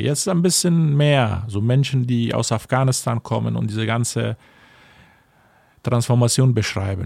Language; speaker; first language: German; non-native, fluent; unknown